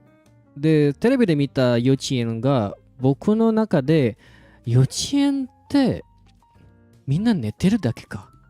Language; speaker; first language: Japanese; non-native, fluent; Indonesian